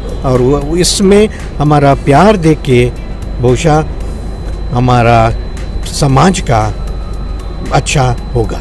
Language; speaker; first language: Hindi; non-native, local second language; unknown